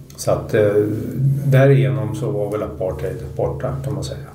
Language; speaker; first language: Swedish; native; Swedish